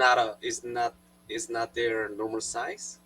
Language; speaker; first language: English; non-native, learner; Korean